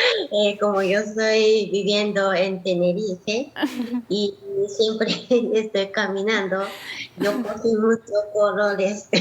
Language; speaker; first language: Spanish; non-native, learner; Japanese